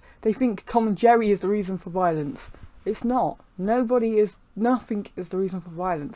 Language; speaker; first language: English; native; English